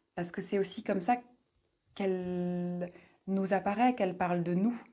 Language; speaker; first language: French; native; French